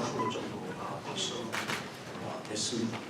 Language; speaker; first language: Korean; native; Korean